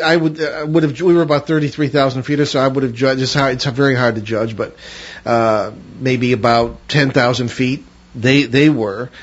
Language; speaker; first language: English; native; English